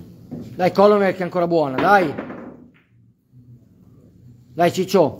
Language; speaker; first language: Italian; native; Italian